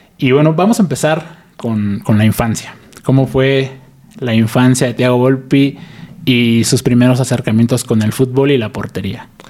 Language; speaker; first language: Spanish; native; Spanish